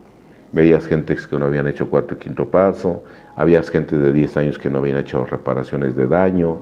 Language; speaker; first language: Spanish; native; Spanish